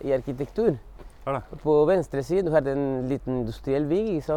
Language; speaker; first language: Norwegian; non-native, fluent; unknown